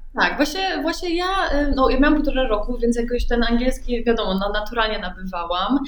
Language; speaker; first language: Polish; early bilingual, heritage; Polish